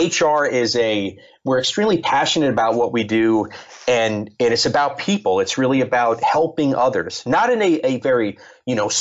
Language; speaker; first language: English; native; English